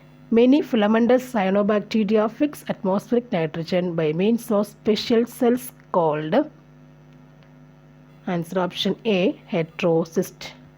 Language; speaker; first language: English; non-native, local second language; Malayalam